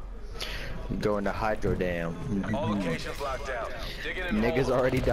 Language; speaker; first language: English; native; English